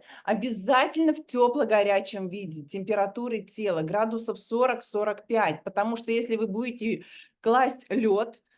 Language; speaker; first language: Russian; native; Russian